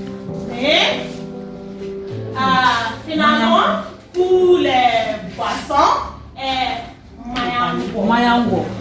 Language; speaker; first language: French; non-native, learner; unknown